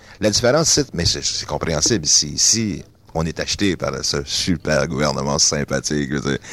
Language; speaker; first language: French; native; French